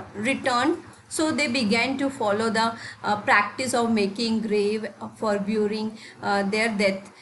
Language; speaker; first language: English; non-native, local second language; Hindi